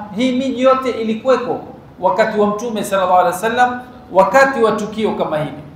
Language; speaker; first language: Swahili; native; Swahili